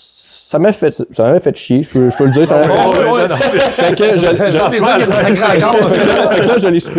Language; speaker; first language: French; native; French